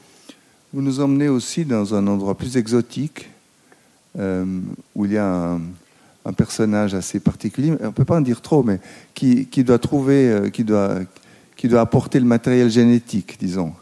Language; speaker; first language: French; native; French